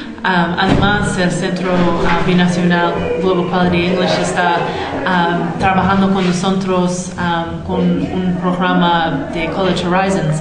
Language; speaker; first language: Spanish; non-native, fluent; English